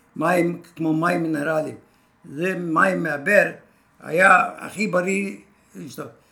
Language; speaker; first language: Hebrew; non-native, fluent; Romanian